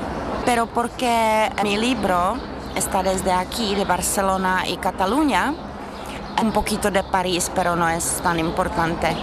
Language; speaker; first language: Spanish; non-native, fluent; Czech